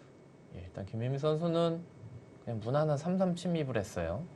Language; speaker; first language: Korean; native; Korean